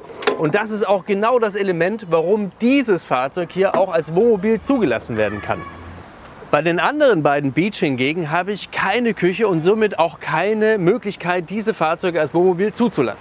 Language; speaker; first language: German; native; German